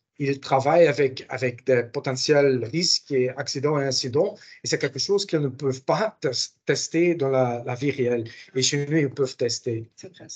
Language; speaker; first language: French; non-native, local second language; Dutch